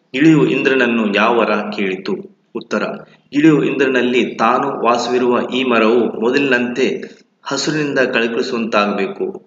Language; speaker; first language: Kannada; native; Kannada